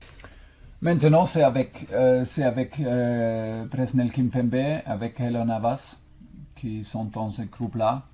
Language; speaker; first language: French; non-native, fluent; German